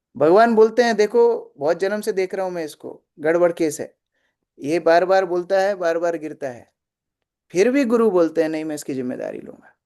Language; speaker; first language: Hindi; native; Hindi